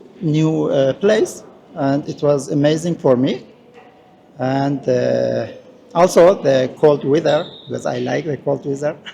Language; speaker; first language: English; non-native, learner; Persian